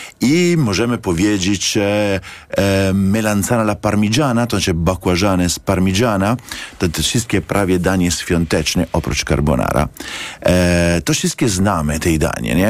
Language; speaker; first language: Polish; non-native, learner; Italian